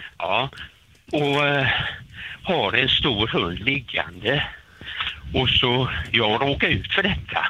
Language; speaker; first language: Swedish; native; Swedish